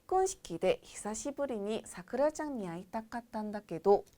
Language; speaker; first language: Japanese; non-native, fluent; Korean